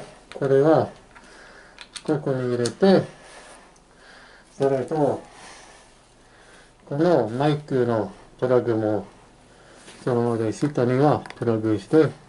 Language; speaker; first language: Japanese; non-native, fluent; English